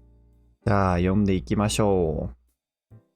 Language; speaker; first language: Japanese; non-native, fluent; English